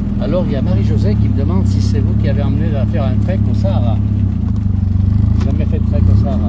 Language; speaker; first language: French; native; French